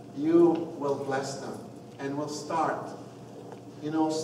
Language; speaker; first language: English; non-native, fluent; Arabic